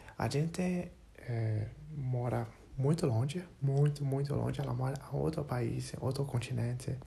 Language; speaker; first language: Portuguese; non-native, learner; English